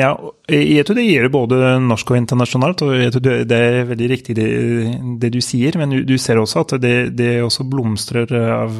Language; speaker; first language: Norwegian; non-native, fluent; French